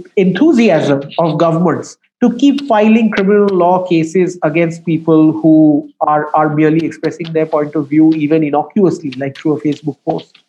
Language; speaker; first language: English; non-native, local second language; Bangla